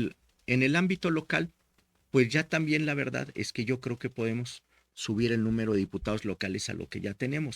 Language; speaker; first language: Spanish; native; Spanish